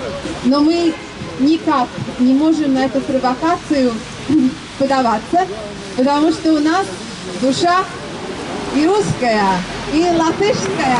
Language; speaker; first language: Russian; non-native, local second language; Latvian